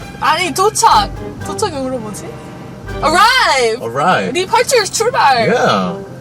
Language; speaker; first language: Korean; non-native, fluent; English